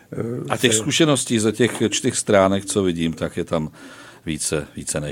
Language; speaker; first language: Czech; native; Czech